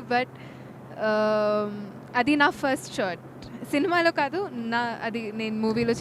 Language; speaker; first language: Telugu; non-native, fluent; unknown